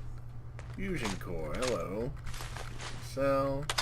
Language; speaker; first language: English; native; English